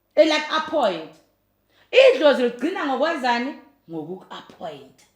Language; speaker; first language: Zulu; native; Zulu